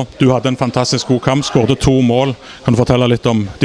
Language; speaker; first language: Norwegian; native; Norwegian